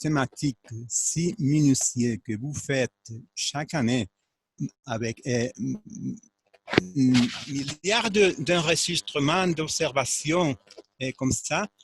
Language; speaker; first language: French; non-native, fluent; Spanish